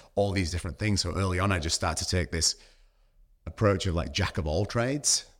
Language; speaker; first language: English; native; English